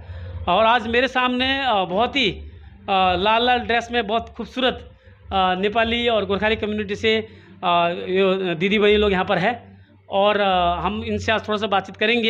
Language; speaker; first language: Hindi; native; Hindi